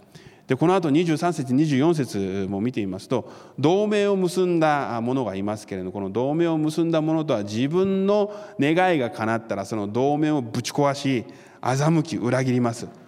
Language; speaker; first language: Japanese; non-native, fluent; Korean